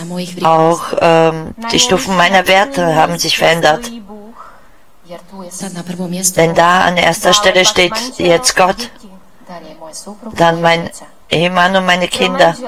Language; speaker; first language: German; non-native, fluent; Czech